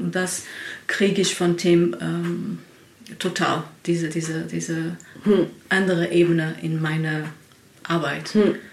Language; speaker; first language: German; non-native, learner; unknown